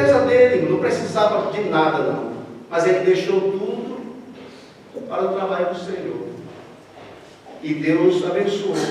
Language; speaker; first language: Portuguese; native; Portuguese